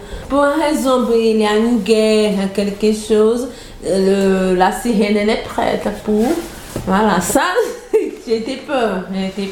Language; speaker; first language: French; non-native, learner; Portuguese